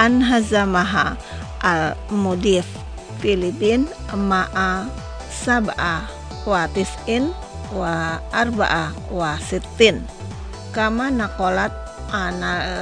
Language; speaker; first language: Arabic; non-native, fluent; Indonesian